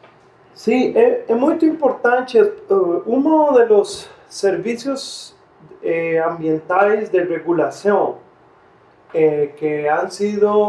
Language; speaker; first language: Portuguese; non-native, fluent; Spanish